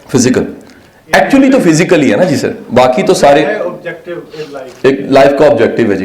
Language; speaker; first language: Urdu; native; Urdu